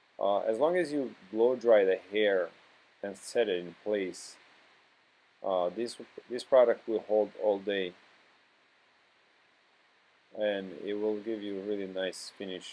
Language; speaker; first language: English; non-native, fluent; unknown